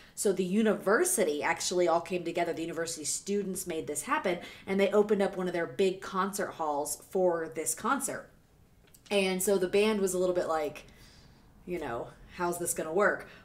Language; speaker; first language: English; native; English